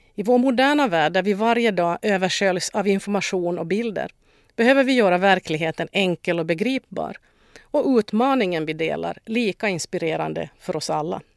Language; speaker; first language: Swedish; native; Swedish